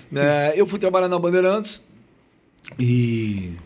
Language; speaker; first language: Portuguese; native; Portuguese